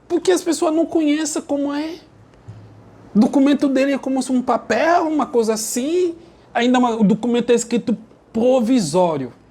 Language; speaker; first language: Portuguese; non-native, learner; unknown